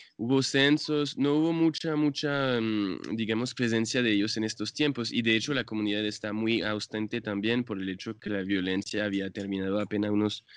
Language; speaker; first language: Spanish; non-native, fluent; French